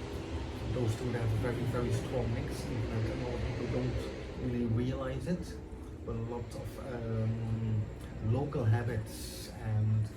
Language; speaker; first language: English; non-native, fluent; Dutch